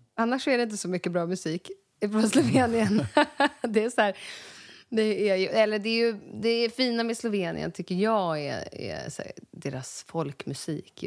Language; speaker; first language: Swedish; native; Swedish